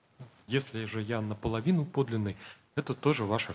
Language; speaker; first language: Russian; native; Russian